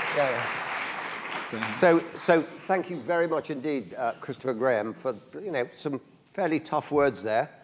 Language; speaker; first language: English; native; English